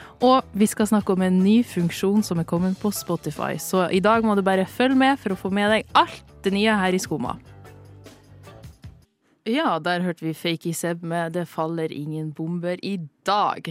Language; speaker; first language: Norwegian; native; Norwegian